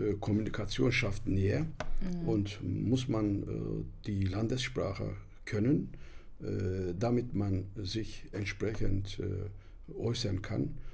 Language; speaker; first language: German; non-native, fluent; Turkish